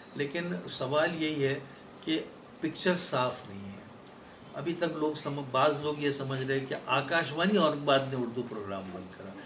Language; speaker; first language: Urdu; native; Urdu